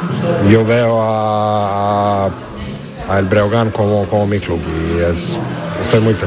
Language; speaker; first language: Spanish; non-native, learner; Lithuanian